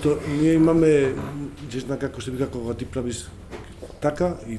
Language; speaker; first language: Macedonian; non-native, learner; Spanish